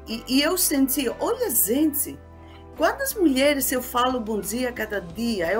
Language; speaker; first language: Portuguese; non-native, fluent; Greek